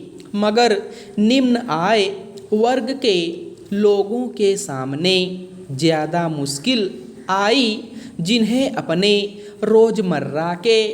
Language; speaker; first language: Hindi; native; Hindi